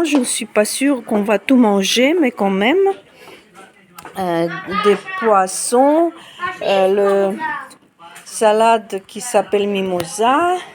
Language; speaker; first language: French; non-native, fluent; Russian